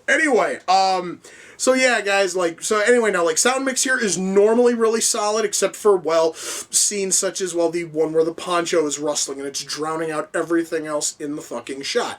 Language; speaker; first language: English; native; English